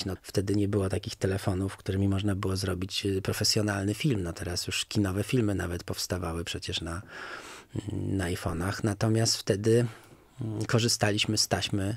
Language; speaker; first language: Polish; native; Polish